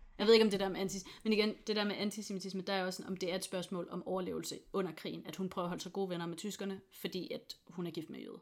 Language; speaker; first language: Danish; native; Danish